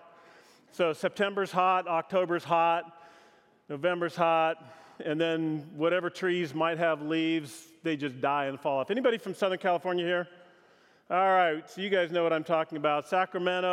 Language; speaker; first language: English; native; English